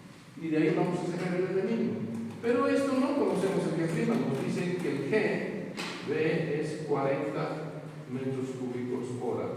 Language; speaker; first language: Spanish; native; Spanish